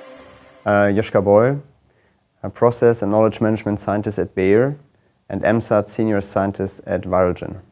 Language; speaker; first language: English; non-native, fluent; German